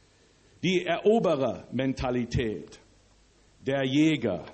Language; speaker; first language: German; early bilingual, other home language; English